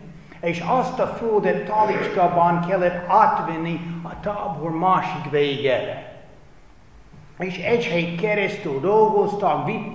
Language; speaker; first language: Hungarian; non-native, fluent; English